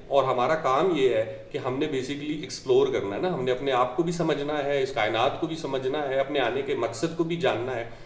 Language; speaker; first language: Urdu; native; Urdu